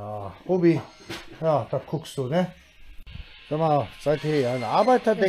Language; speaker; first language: German; native; German